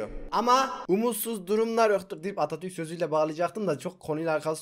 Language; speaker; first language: Turkish; native; Turkish